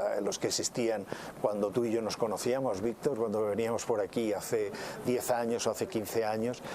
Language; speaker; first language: Spanish; native; Spanish